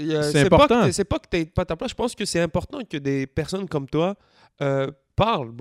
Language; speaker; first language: French; native; French